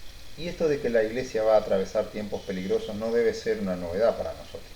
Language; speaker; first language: Spanish; native; Spanish